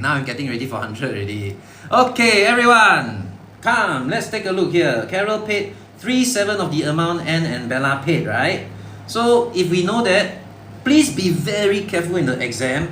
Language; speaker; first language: English; non-native, local second language; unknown